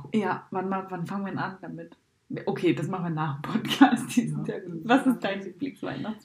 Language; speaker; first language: German; native; German